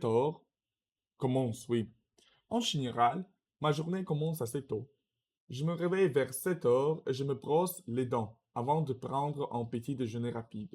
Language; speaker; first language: French; non-native, learner; Russian